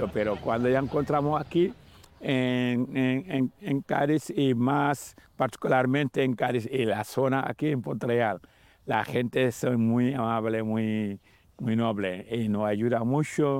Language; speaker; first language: Spanish; non-native, learner; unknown